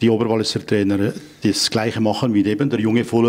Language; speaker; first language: German; native; German